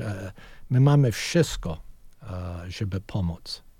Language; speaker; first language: Polish; early bilingual, heritage; Polish